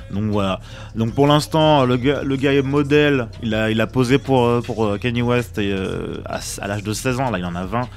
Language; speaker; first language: French; native; French